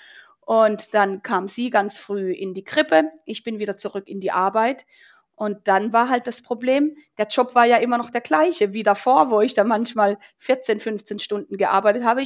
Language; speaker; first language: German; native; German